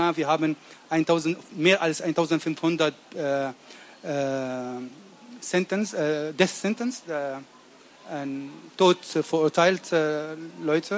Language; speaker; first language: German; non-native, learner; Arabic